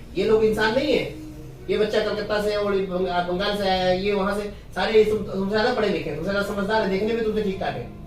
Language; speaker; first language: Hindi; native; Hindi